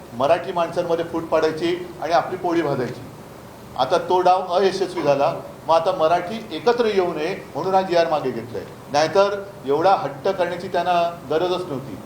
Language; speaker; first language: Marathi; native; Marathi